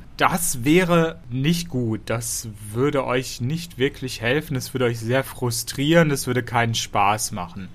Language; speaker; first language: German; native; German